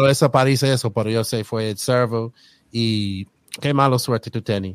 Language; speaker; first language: Spanish; non-native, learner; English